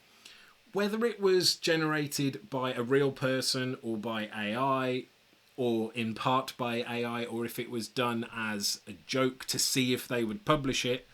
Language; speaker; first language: English; native; English